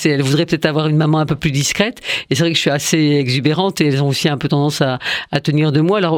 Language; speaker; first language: French; early bilingual, other home language; Arabic